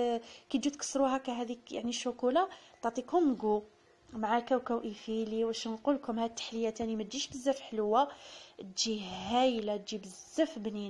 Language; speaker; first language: Arabic; native; Arabic